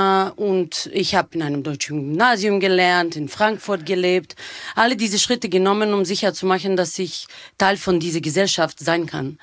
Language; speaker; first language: German; non-native, fluent; Bulgarian